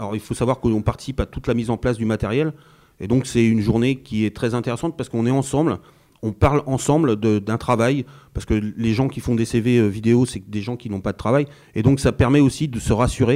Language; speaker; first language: French; native; French